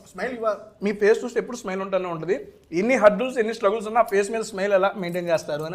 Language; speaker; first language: Telugu; native; Telugu